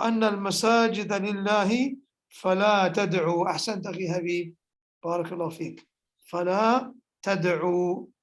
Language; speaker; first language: Arabic; non-native, fluent; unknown